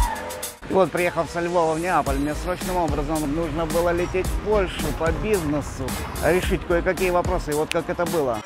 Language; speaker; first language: Russian; native; Russian